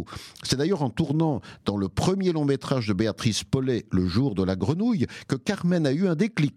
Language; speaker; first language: French; native; French